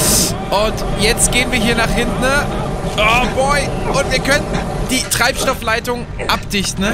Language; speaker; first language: German; native; German